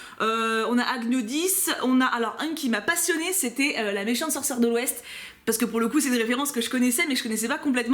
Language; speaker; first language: French; native; French